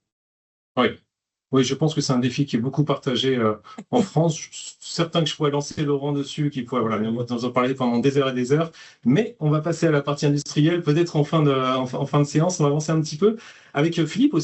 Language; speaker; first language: French; native; French